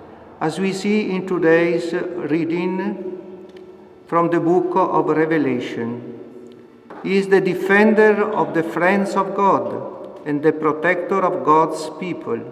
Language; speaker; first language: English; non-native, fluent; Italian